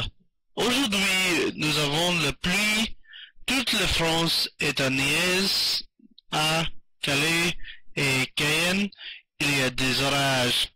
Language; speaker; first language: French; non-native, learner; English